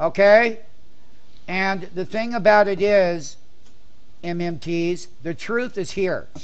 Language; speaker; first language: English; native; English